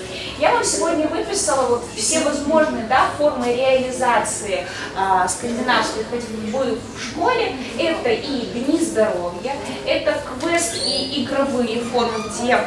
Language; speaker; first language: Russian; native; Russian